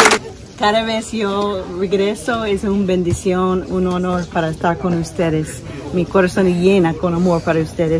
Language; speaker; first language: Spanish; non-native, learner; English